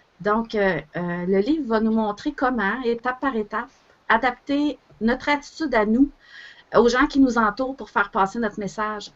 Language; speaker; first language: French; native; French